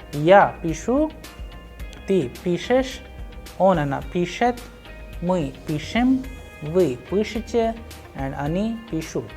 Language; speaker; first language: Russian; non-native, fluent; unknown